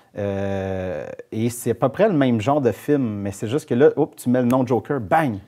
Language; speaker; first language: French; native; French